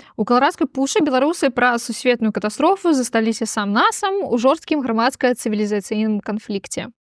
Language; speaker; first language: Belarusian; non-native, local second language; Russian